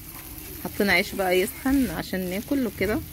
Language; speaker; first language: Arabic; native; Arabic